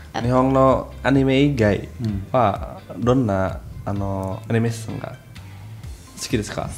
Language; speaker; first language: Japanese; non-native, learner; Indonesian